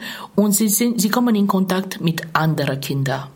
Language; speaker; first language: German; non-native, fluent; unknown